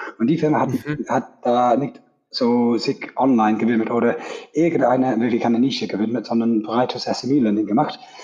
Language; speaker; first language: German; non-native, fluent; English